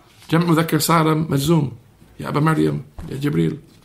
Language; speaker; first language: Arabic; non-native, fluent; English